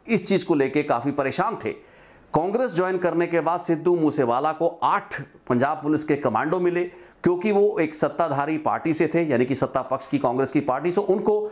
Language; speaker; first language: Hindi; non-native, local second language; Punjabi